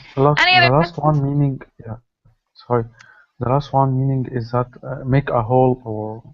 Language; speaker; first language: English; non-native, learner; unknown